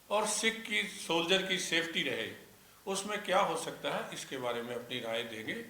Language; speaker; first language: Hindi; non-native, local second language; Punjabi